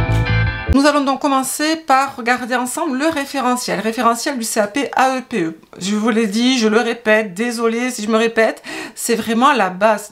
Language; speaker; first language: French; native; French